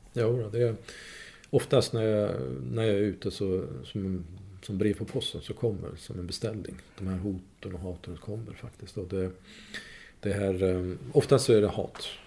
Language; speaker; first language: Swedish; non-native, fluent; Persian